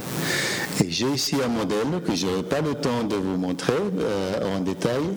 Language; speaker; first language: French; non-native, fluent; Spanish